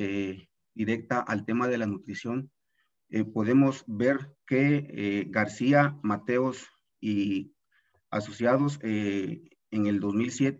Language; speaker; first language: Spanish; native; Spanish